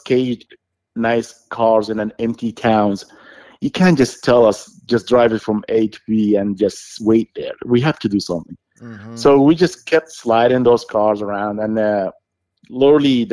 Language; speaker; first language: English; non-native, fluent; Arabic